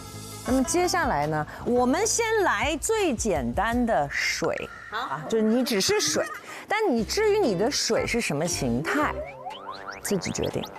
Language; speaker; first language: Chinese; native; Chinese